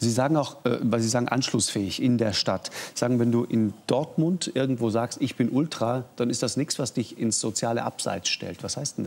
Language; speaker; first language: German; native; German